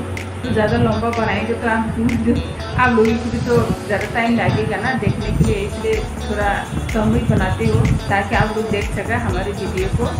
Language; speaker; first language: Hindi; non-native, local second language; Bangla